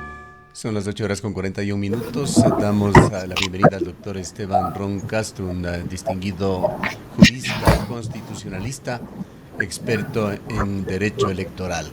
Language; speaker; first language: Spanish; native; Spanish